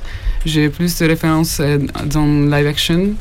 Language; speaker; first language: French; non-native, learner; Hungarian